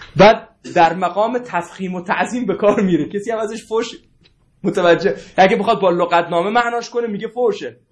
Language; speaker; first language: Persian; non-native, local second language; Arabic